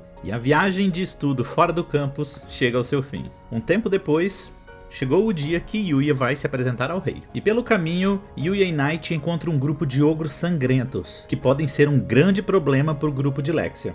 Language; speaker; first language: Portuguese; native; Portuguese